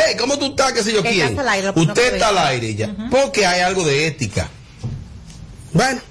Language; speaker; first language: Spanish; native; Spanish